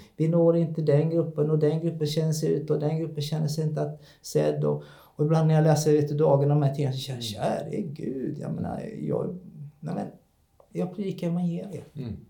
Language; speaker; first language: Swedish; native; Swedish